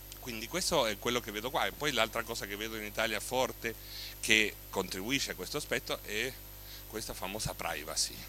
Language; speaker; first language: Italian; non-native, fluent; Spanish